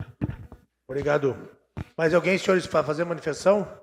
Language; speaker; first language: Portuguese; native; Portuguese